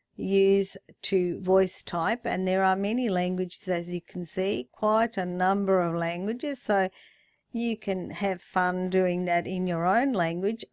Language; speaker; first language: English; native; English